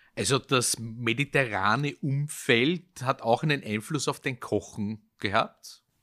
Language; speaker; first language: German; native; German